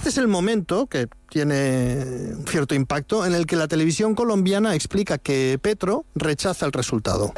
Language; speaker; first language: Spanish; native; Spanish